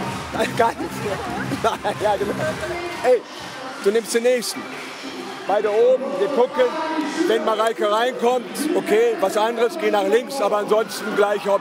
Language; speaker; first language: German; native; German